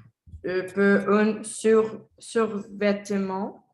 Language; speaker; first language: French; non-native, learner; Spanish